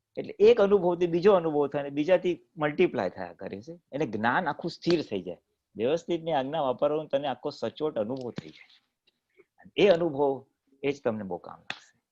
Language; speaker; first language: Gujarati; native; Gujarati